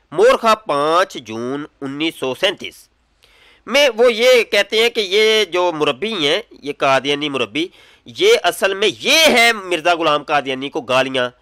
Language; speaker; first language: Urdu; non-native, local second language; Punjabi